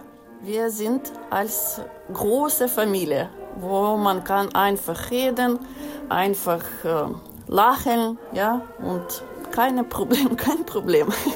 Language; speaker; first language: German; non-native, learner; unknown